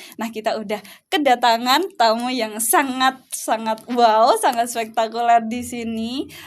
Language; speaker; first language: Indonesian; native; Indonesian